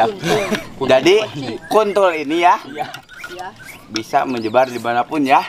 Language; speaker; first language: Indonesian; non-native, local second language; Sundanese